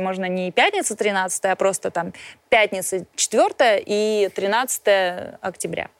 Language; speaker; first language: Russian; native; Russian